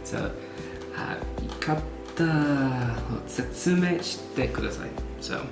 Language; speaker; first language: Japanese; non-native, learner; English